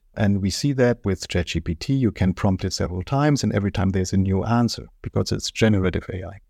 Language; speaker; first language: English; non-native, fluent; German